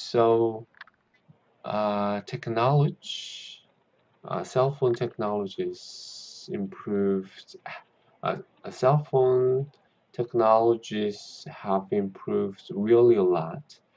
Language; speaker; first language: English; non-native, learner; Korean